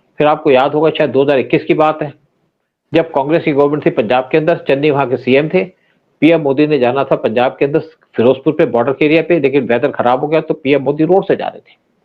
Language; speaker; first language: Hindi; native; Hindi